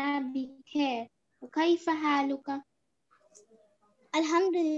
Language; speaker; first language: Arabic; non-native, learner; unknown